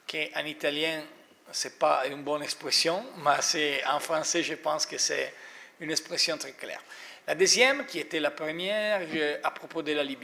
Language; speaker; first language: French; non-native, fluent; Italian